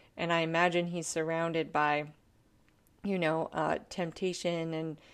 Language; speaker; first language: English; native; English